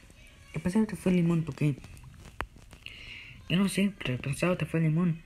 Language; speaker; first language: Spanish; early bilingual, heritage; Spanish